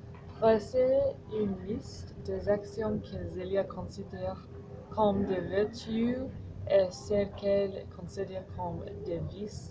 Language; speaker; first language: French; non-native, learner; English